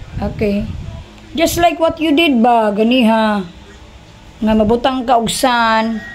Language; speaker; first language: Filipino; non-native, local second language; Cebuano